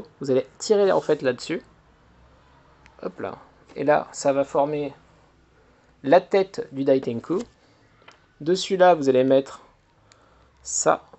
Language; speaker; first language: French; native; French